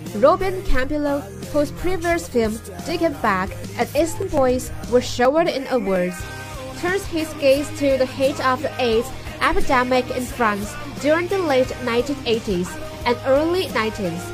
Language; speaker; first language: English; non-native, fluent; Chinese